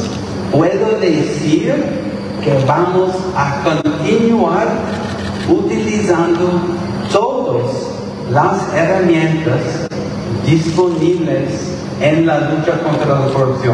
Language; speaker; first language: Spanish; non-native, fluent; English